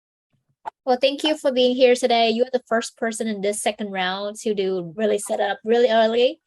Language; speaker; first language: English; non-native, fluent; Vietnamese